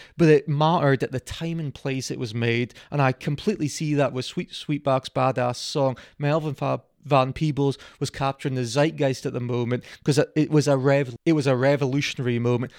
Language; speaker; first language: English; native; English